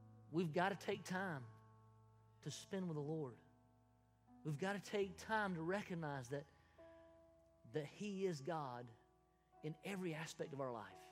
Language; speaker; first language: English; native; English